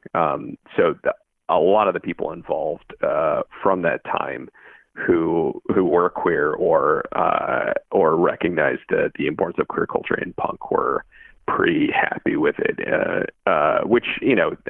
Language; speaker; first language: English; native; English